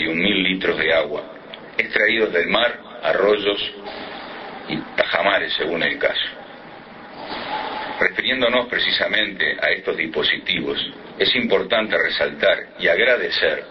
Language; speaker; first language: Spanish; native; Spanish